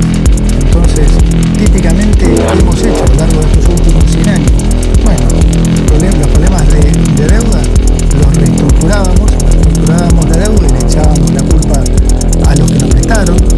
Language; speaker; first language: Spanish; native; Spanish